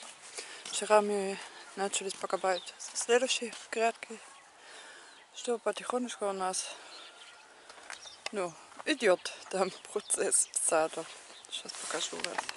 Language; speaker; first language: Russian; non-native, learner; German